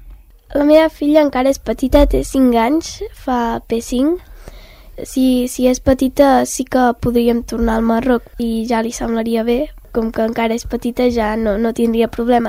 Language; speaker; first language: Catalan; early bilingual, other home language; Arabic